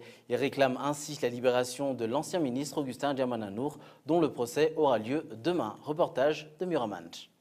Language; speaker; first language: French; non-native, local second language; Malagasy